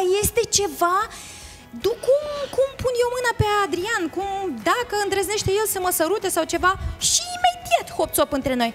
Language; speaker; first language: Romanian; native; Romanian